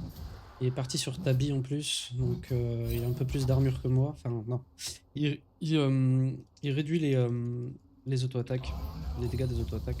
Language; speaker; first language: French; native; French